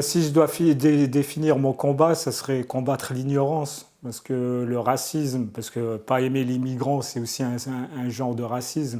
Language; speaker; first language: French; early bilingual, other home language; Arabic